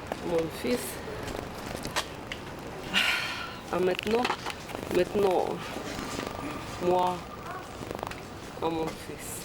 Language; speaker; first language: French; non-native, learner; Russian